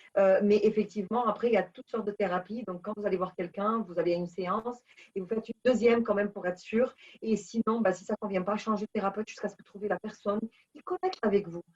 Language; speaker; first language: French; early bilingual, other home language; Portuguese